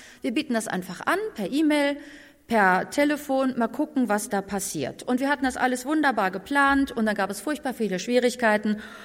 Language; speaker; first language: German; native; German